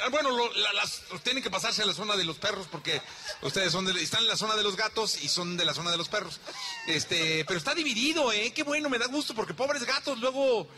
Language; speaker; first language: Spanish; native; Spanish